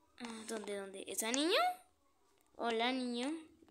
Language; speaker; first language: Spanish; native; Spanish